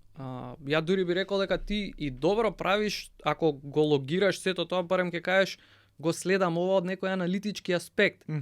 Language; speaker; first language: Macedonian; native; Macedonian